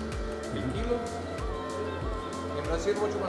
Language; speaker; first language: Spanish; non-native, learner; Portuguese